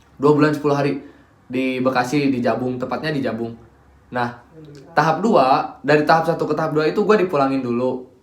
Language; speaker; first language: Indonesian; native; Indonesian